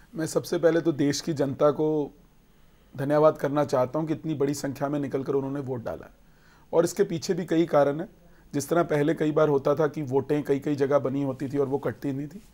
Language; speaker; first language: Hindi; native; Hindi